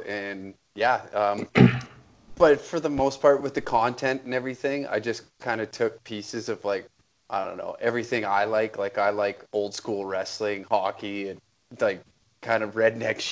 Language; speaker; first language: English; native; English